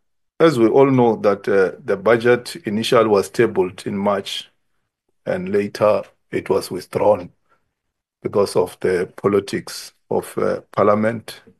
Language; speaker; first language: English; non-native, local second language; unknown